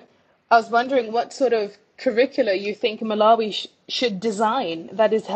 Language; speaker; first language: English; non-native, local second language; Nyanja